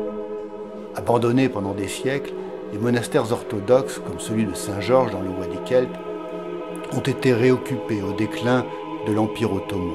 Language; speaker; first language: French; native; French